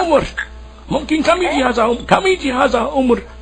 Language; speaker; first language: Arabic; non-native, learner; Urdu